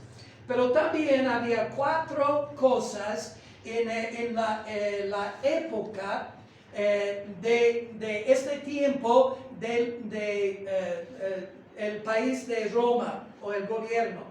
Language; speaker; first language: Spanish; non-native, fluent; English